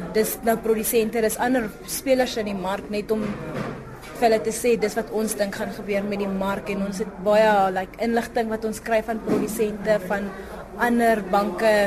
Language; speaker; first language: Afrikaans; non-native, local second language; Northern Sotho